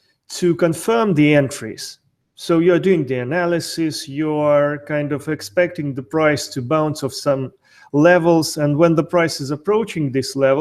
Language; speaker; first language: English; non-native, fluent; Russian